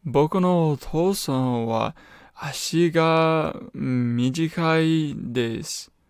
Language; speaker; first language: Japanese; non-native, learner; English